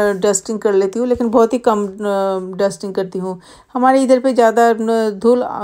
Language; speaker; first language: Hindi; non-native, local second language; Bangla